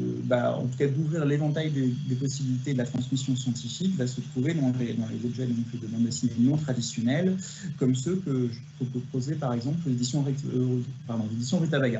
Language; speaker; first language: French; native; French